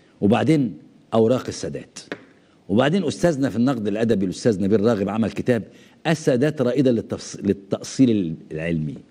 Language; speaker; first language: Arabic; native; Arabic